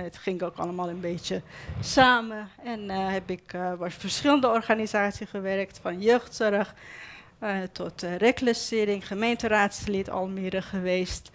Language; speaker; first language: Dutch; non-native, fluent; Persian